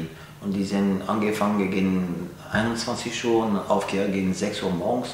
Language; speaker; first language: German; non-native, fluent; French